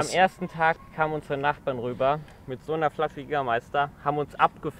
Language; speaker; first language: German; native; German